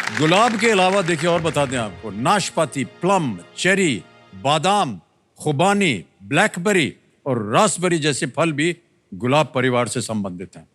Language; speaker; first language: Hindi; native; Hindi